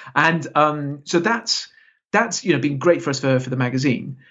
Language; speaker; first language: English; native; English